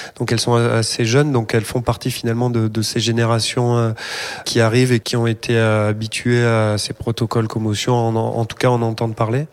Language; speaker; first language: French; native; French